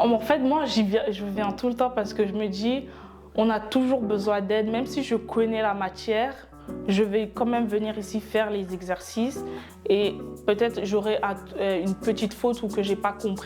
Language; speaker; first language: French; early bilingual, other home language; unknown